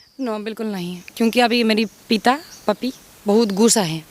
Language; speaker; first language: Hindi; non-native, learner; Spanish